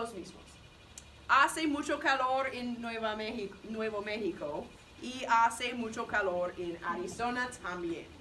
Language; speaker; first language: Spanish; non-native, fluent; English